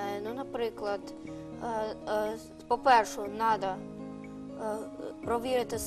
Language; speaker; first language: Ukrainian; non-native, local second language; Russian